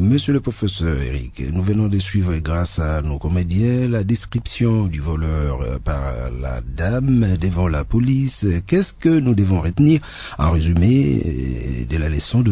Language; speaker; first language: French; native; French